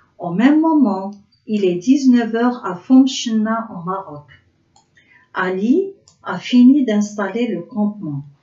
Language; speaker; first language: French; non-native, local second language; Arabic